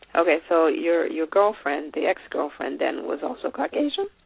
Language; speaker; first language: English; non-native, local second language; Shona